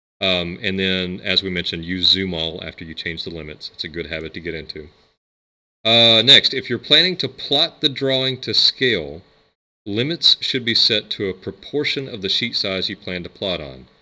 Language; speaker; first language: English; native; English